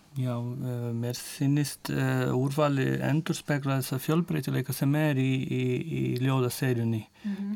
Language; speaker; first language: Icelandic; non-native, fluent; Portuguese